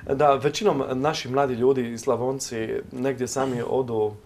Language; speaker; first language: Croatian; non-native, fluent; Polish